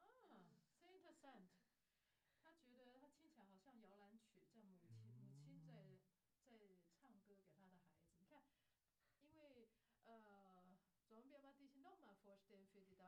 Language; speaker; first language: German; non-native, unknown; Chinese